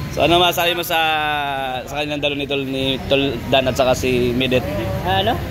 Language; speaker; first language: Filipino; native; Filipino